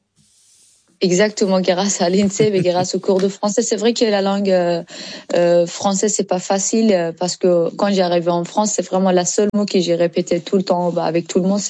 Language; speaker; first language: French; non-native, learner; Persian